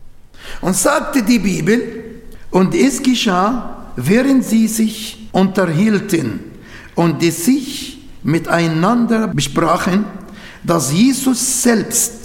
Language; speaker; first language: German; non-native, learner; Arabic